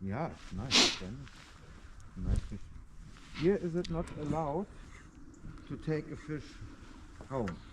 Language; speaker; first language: English; non-native, learner; German